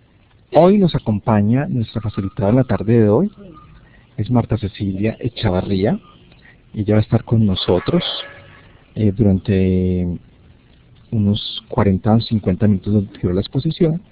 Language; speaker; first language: Spanish; native; Spanish